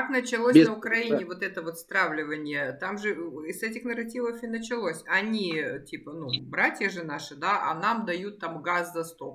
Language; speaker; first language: Russian; native; Russian